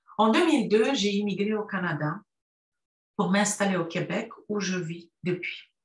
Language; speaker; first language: French; non-native, fluent; Romanian